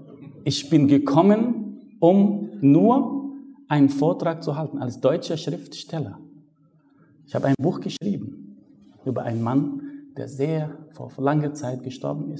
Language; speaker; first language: German; non-native, fluent; Arabic